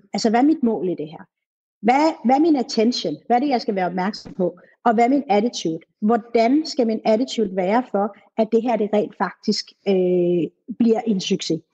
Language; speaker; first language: Danish; native; Danish